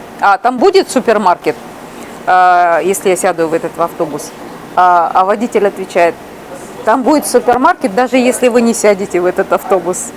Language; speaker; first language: Russian; native; Russian